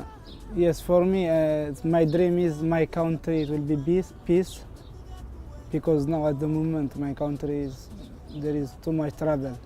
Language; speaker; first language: English; non-native, learner; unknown